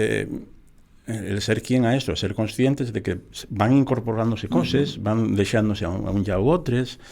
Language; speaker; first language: Spanish; native; Spanish